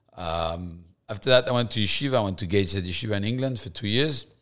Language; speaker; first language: English; non-native, fluent; French